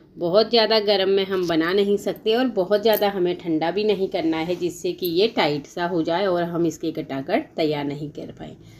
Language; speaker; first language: Hindi; native; Hindi